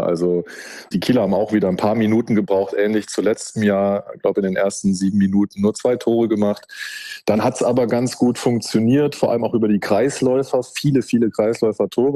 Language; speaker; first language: German; native; German